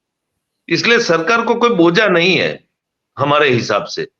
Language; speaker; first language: Hindi; non-native, local second language; Gujarati